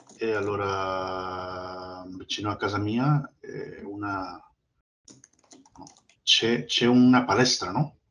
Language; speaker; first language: Italian; non-native, learner; Spanish